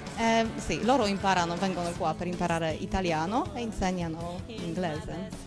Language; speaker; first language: Italian; non-native, fluent; Polish